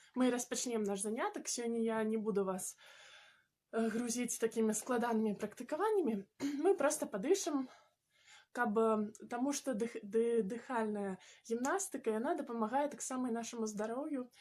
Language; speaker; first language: Belarusian; non-native, local second language; Russian